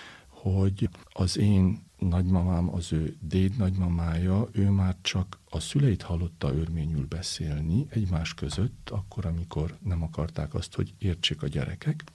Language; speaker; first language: Hungarian; native; Hungarian